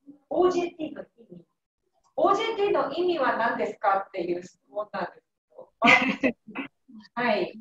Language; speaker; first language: Japanese; native; Japanese